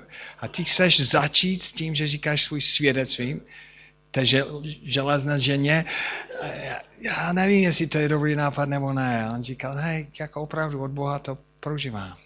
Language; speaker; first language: Czech; non-native, fluent; English